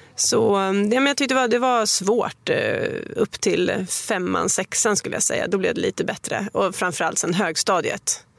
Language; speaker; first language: Swedish; native; Swedish